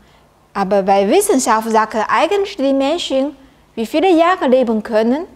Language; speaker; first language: German; non-native, learner; Chinese